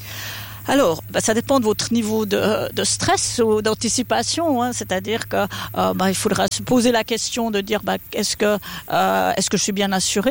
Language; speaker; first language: French; native; French